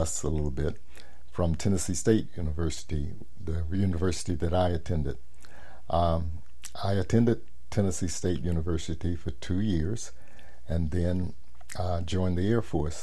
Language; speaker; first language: English; native; English